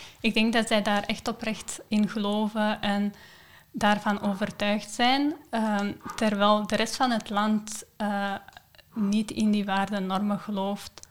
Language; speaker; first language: Dutch; non-native, fluent; Persian